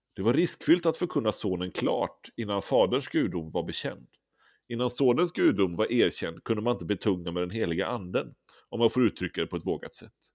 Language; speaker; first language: Swedish; native; Swedish